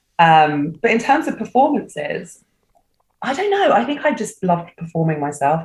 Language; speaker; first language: English; native; English